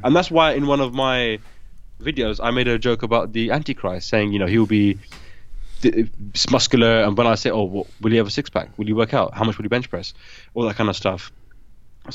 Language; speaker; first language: English; native; English